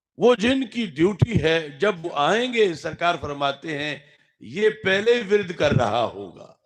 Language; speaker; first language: Urdu; non-native, local second language; Punjabi